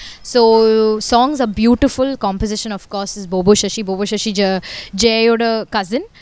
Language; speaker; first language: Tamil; non-native, learner; Malayalam